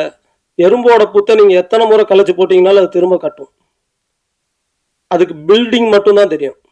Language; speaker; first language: Tamil; native; Tamil